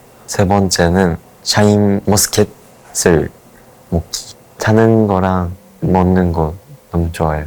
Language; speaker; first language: Korean; non-native, fluent; Japanese